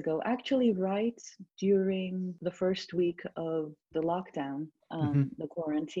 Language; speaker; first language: English; non-native, fluent; Turkish